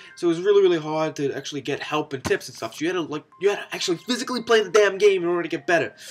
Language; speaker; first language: English; native; English